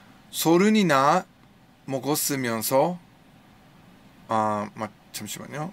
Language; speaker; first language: Korean; non-native, learner; English